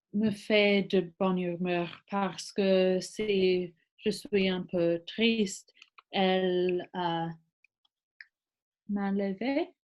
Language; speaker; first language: French; non-native, learner; English